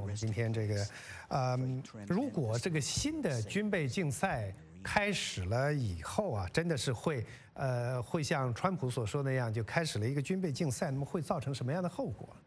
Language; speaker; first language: Chinese; native; Chinese